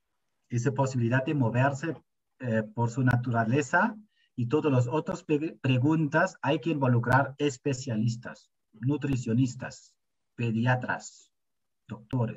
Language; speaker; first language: Spanish; non-native, fluent; German